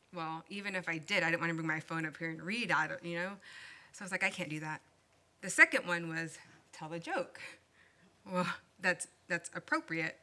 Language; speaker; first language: English; native; English